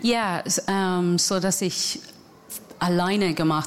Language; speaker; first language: German; non-native, learner; English